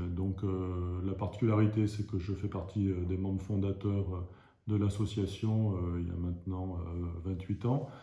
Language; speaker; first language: French; native; French